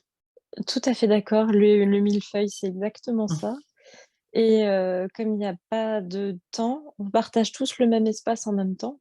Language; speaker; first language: French; native; French